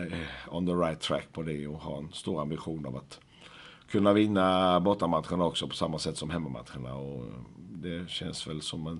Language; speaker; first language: Swedish; native; Swedish